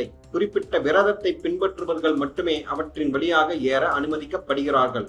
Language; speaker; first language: Tamil; native; Tamil